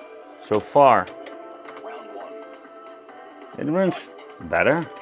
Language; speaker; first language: English; non-native, fluent; Dutch